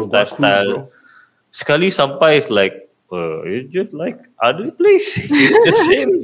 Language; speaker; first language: English; non-native, local second language; Malay